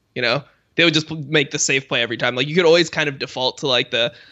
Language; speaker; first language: English; native; English